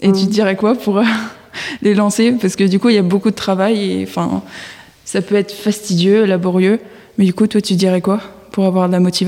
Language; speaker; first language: French; native; French